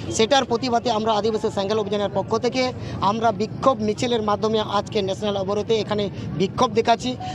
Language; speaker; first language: Bangla; non-native, local second language; Santali